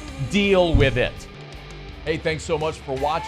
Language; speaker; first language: English; native; English